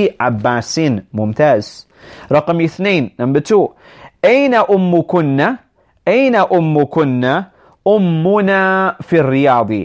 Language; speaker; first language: Arabic; non-native, fluent; English